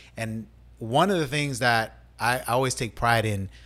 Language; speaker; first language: English; early bilingual, other home language; Spanish